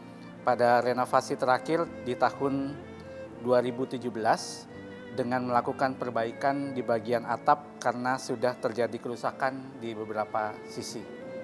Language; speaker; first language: Indonesian; native; Indonesian